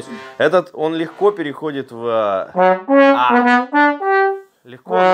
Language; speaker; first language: Russian; native; Russian